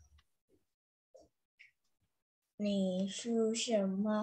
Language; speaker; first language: Chinese; non-native, learner; Thai